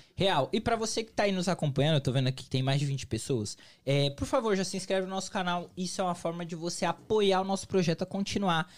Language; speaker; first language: Portuguese; native; Portuguese